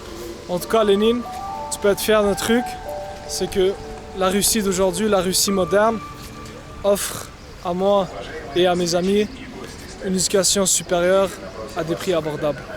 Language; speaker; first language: French; non-native, local second language; Arabic